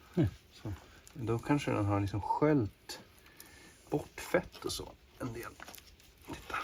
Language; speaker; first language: Swedish; native; Swedish